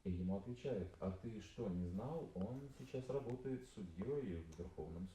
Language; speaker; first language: Russian; native; Russian